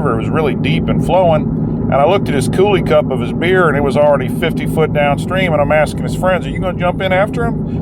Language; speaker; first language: English; native; English